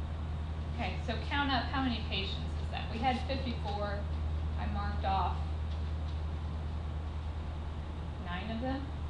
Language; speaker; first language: English; native; English